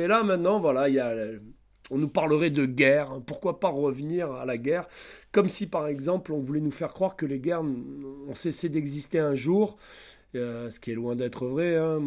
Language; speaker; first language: French; native; French